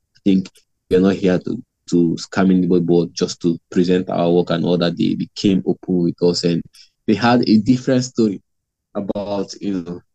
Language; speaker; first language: English; non-native, local second language; Igbo